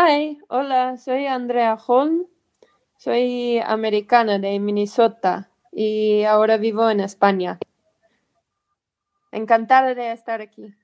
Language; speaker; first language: Spanish; non-native, fluent; English